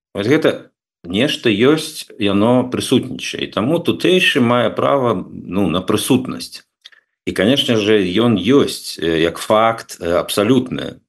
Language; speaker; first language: Belarusian; native; Belarusian